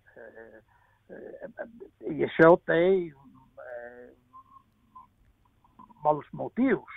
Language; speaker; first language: Catalan; non-native, fluent; English